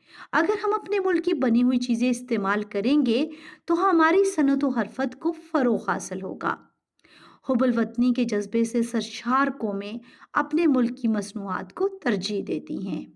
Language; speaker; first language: Urdu; native; Urdu